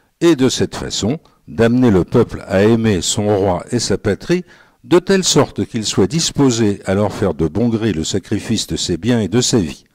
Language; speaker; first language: French; native; French